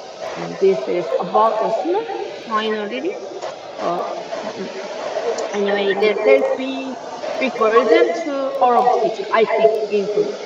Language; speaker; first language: English; non-native, learner; Korean